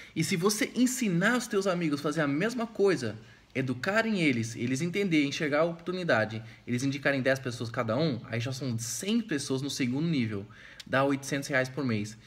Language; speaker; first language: Portuguese; non-native, fluent; English